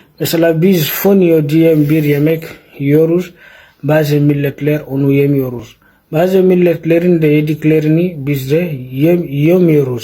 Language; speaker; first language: Turkish; non-native, fluent; Fula